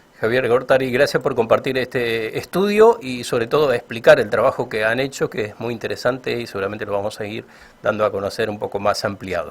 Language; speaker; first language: Spanish; native; Spanish